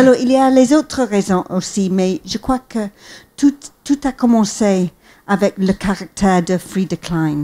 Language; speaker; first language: French; non-native, fluent; English